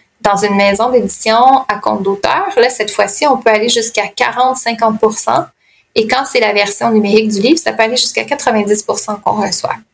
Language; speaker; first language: French; native; French